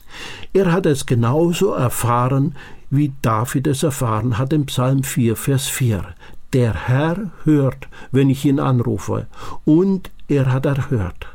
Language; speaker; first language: German; native; German